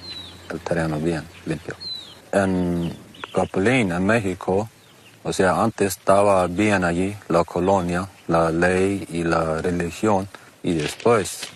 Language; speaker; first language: Spanish; non-native, local second language; Plautdietsch